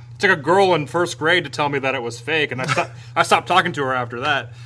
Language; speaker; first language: English; native; English